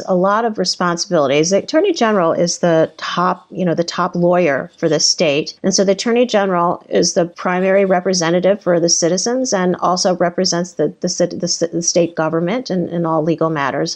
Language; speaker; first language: English; native; English